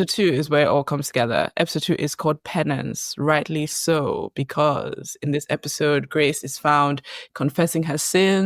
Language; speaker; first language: English; native; English